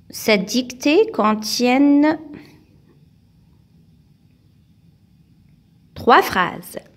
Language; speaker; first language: French; non-native, local second language; Arabic